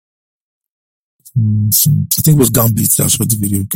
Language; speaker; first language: English; non-native, local second language; Yoruba